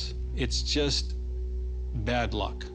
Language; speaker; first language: English; native; English